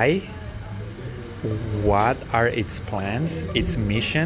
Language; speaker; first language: English; non-native, fluent; Spanish